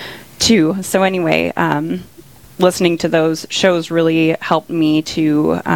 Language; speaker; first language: English; native; English